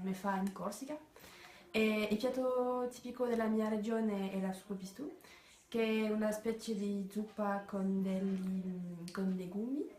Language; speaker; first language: Italian; non-native, learner; French